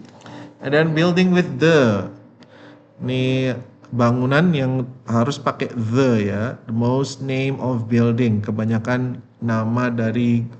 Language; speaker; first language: English; non-native, fluent; Indonesian